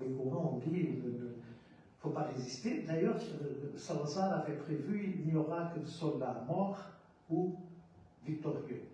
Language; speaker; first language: French; non-native, fluent; Portuguese